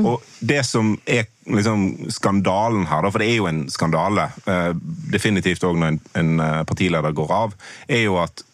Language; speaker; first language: Norwegian; native; Norwegian